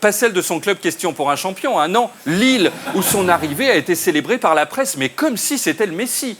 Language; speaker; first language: French; native; French